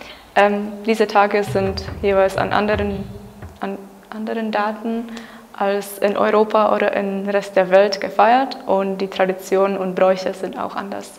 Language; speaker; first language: German; non-native, fluent; Czech